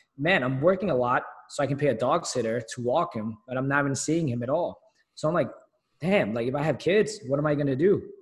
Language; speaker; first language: English; early bilingual, other home language; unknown